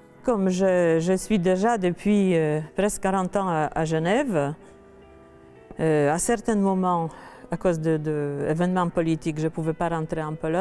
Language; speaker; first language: French; non-native, fluent; Polish